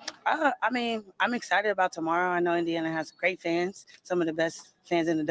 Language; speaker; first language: English; native; English